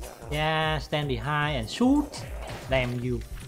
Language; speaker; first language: English; non-native, fluent; Vietnamese